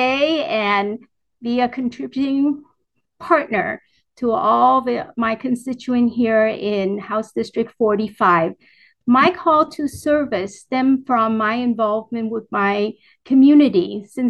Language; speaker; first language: English; early bilingual, other home language; Vietnamese